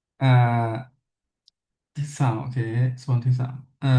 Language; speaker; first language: Thai; non-native, learner; English